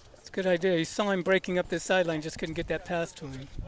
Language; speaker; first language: English; native; English